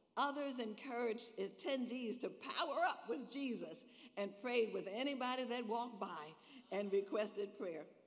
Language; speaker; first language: English; native; English